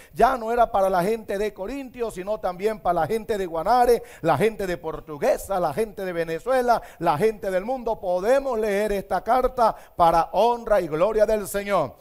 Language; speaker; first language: Spanish; native; Spanish